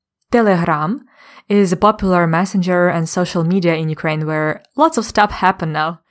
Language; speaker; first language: English; non-native, fluent; Ukrainian